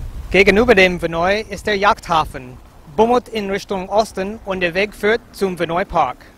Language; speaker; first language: German; non-native, fluent; English